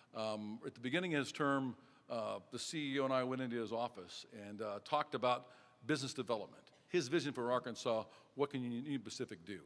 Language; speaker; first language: English; native; English